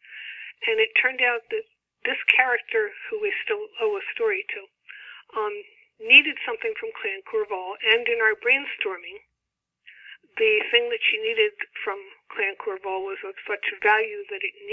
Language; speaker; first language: English; native; English